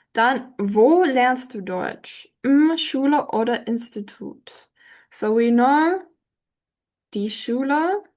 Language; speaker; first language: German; non-native, fluent; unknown